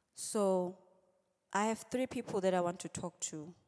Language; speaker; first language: English; non-native, local second language; Swati